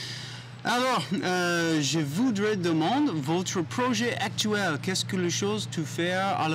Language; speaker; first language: French; non-native, learner; English